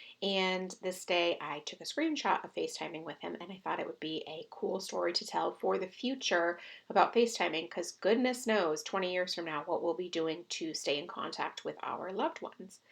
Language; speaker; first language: English; native; English